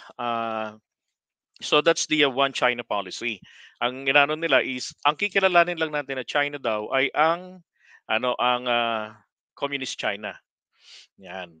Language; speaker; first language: Filipino; native; Filipino